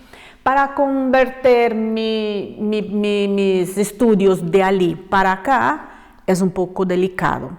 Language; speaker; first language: Spanish; non-native, fluent; Portuguese